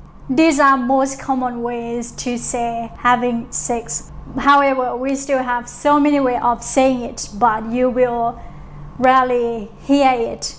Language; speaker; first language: English; non-native, fluent; Thai